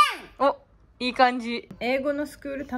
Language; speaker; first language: Japanese; native; Japanese